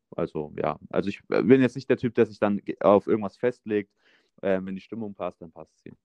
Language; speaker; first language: German; native; German